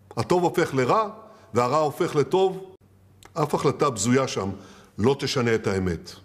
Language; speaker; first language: Hebrew; native; Hebrew